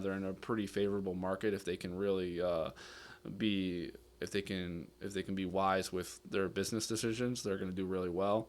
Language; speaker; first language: English; native; English